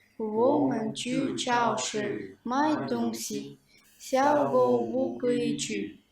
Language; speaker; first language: Chinese; non-native, learner; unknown